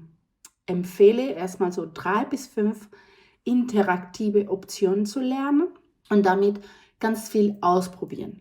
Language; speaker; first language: German; non-native, fluent; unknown